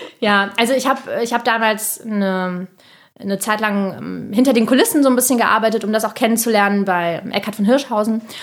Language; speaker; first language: German; early bilingual, other home language; Russian